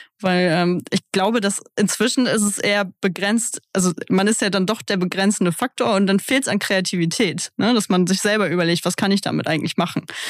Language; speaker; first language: German; native; German